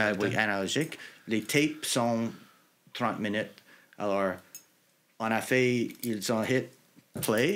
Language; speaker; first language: French; non-native, local second language; English